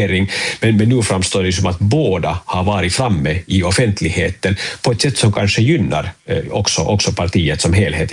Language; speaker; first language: Swedish; native; Swedish